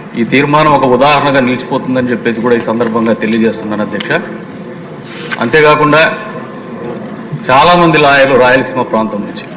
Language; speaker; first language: Telugu; native; Telugu